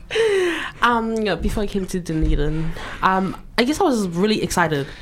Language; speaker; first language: English; native; English